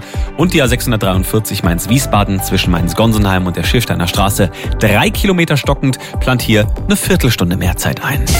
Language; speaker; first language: German; native; German